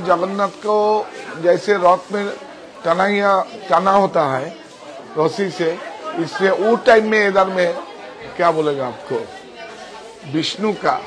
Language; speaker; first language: Hindi; non-native, local second language; Bangla